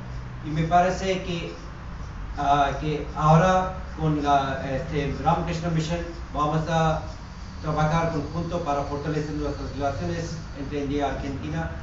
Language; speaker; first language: Spanish; non-native, fluent; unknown